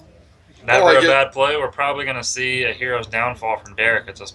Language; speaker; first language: English; native; English